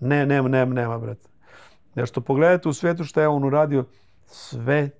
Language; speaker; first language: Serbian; early bilingual, heritage; Croatian